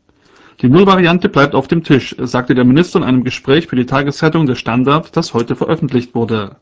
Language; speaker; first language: German; native; German